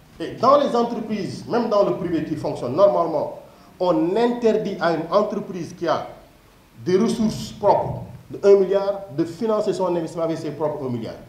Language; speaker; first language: French; non-native, local second language; Wolof